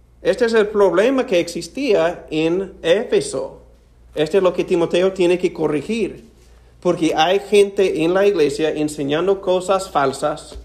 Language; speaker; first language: Spanish; non-native, fluent; English